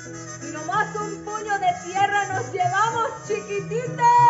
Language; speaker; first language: Spanish; native; Spanish